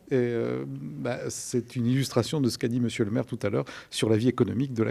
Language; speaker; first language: French; native; French